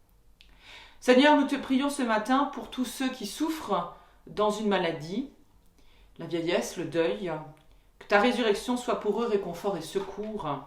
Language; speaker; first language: French; native; French